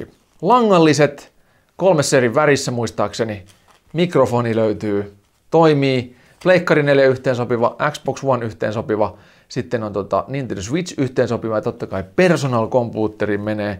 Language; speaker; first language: Finnish; native; Finnish